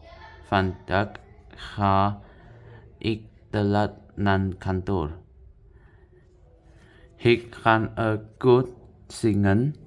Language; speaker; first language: Dutch; non-native, learner; Indonesian